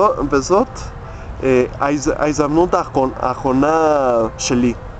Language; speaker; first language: Hebrew; non-native, learner; Spanish